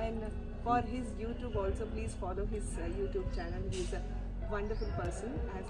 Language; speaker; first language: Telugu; non-native, learner; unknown